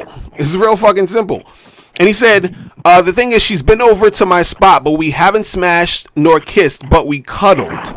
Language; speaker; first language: English; native; English